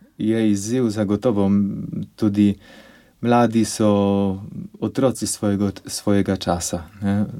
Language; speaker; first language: Slovenian; non-native, fluent; Polish